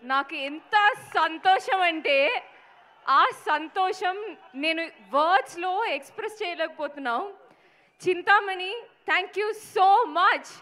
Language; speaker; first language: Telugu; non-native, learner; Malayalam